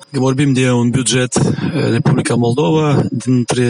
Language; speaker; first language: Romanian; non-native, local second language; Gagauz